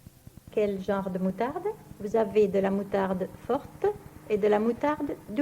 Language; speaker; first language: French; native; French